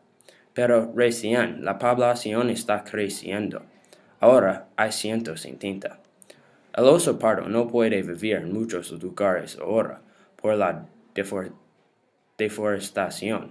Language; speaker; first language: Spanish; non-native, learner; English